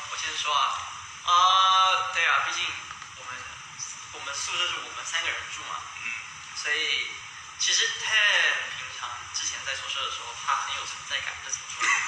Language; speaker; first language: Chinese; native; Chinese